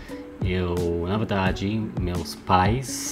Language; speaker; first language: Portuguese; non-native, learner; English